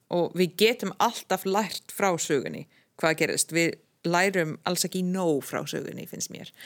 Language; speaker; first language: Icelandic; non-native, fluent; English